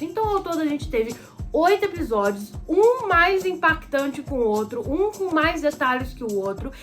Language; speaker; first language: Portuguese; native; Portuguese